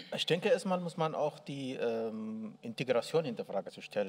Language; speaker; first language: German; non-native, learner; Arabic